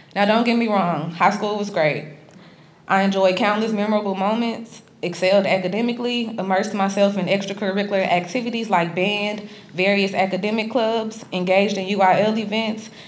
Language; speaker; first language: English; native; English